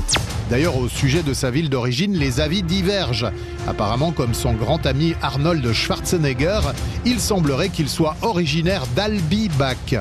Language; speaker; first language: French; native; French